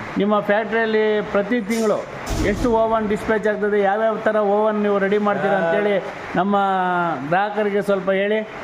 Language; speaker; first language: Kannada; native; Kannada